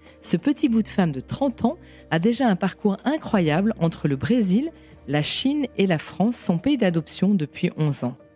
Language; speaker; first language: French; native; French